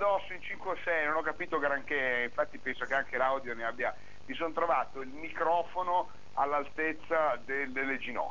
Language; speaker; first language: Italian; native; Italian